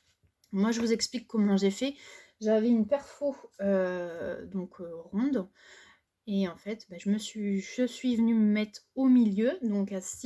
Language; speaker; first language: French; native; French